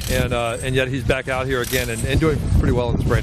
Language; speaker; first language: English; native; English